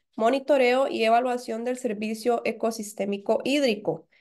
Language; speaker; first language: Spanish; native; Spanish